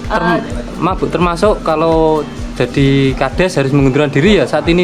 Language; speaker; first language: Indonesian; native; Indonesian